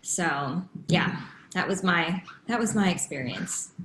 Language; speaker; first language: English; native; English